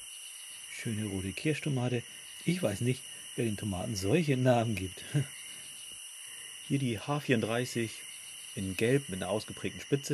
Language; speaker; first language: German; native; German